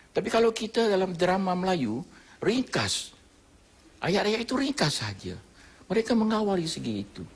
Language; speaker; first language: Malay; non-native, fluent; Thai